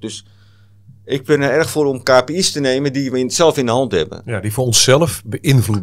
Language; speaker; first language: Dutch; native; Dutch